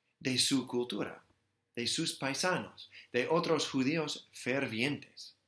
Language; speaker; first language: Spanish; non-native, fluent; English